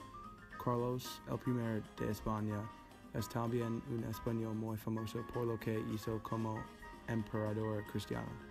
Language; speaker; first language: Spanish; non-native, learner; English